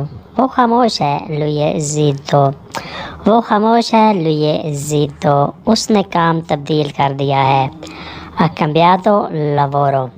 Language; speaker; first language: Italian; non-native, learner; Urdu